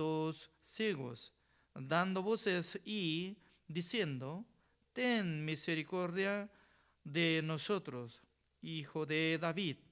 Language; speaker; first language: Spanish; non-native, fluent; Korean